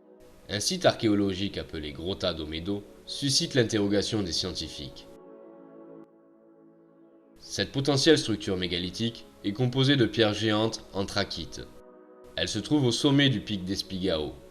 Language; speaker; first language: French; native; French